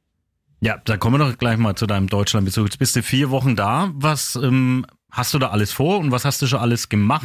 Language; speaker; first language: German; native; German